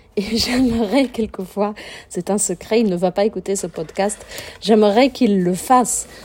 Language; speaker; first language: French; non-native, fluent; Portuguese